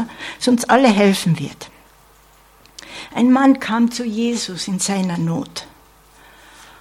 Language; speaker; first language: German; non-native, fluent; English